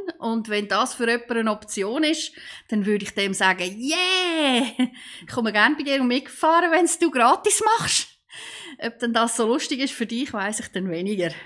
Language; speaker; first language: German; native; German